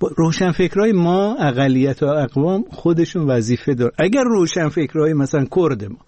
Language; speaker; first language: Persian; non-native, local second language; Azerbaijani